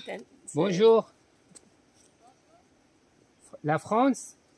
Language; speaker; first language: French; non-native, local second language; Arabic